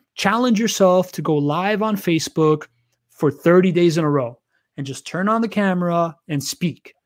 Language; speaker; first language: English; early bilingual, other home language; Spanish